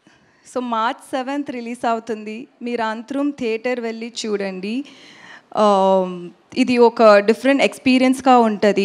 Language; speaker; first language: Telugu; non-native, learner; Tamil